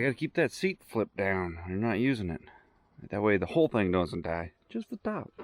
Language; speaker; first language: English; native; English